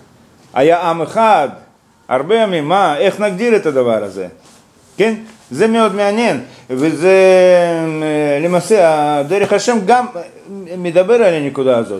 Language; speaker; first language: Hebrew; non-native, fluent; Russian